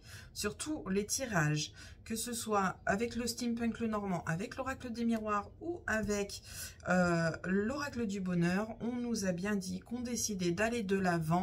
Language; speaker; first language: French; native; French